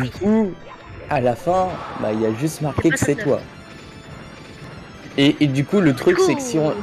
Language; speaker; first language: French; native; French